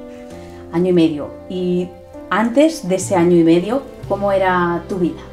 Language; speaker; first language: Spanish; native; Spanish